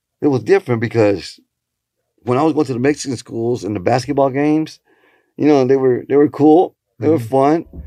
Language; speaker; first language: English; early bilingual, other home language; Spanish